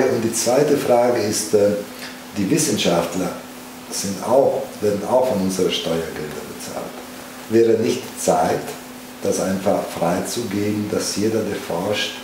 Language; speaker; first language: German; non-native, fluent; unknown